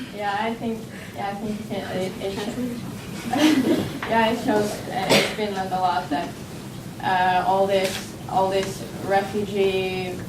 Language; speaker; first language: English; non-native, fluent; Finnish